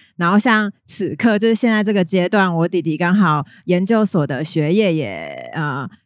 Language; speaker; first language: Chinese; native; Chinese